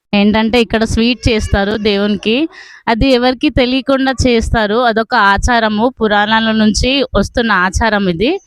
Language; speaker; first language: Telugu; non-native, local second language; Lambadi